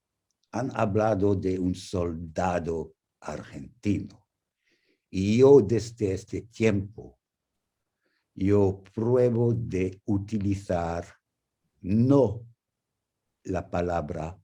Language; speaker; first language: Spanish; non-native, fluent; English